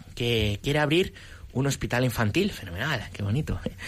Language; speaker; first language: Spanish; native; Spanish